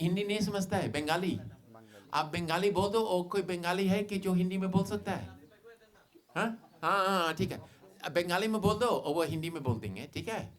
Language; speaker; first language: Hindi; non-native, fluent; English